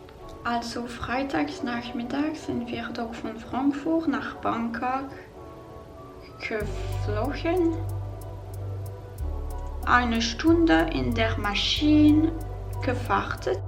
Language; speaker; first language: German; non-native, learner; French